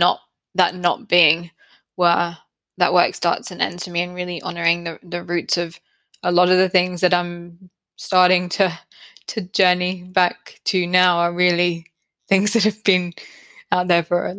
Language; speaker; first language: English; native; English